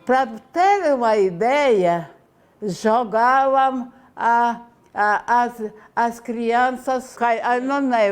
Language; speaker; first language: Portuguese; non-native, fluent; Ukrainian